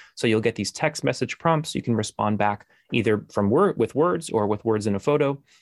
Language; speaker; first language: English; native; English